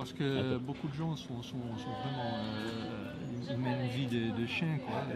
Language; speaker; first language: French; non-native, fluent; Dutch